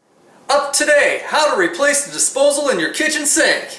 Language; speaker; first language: English; native; English